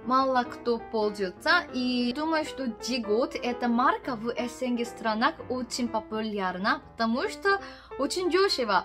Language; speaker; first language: Russian; non-native, learner; Korean